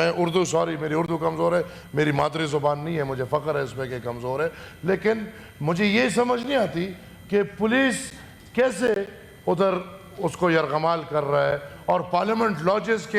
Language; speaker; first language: Urdu; non-native, local second language; Pashto